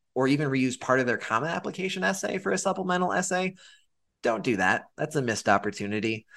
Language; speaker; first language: English; native; English